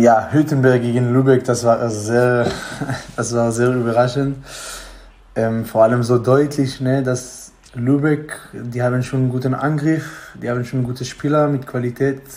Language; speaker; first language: German; non-native, fluent; Hebrew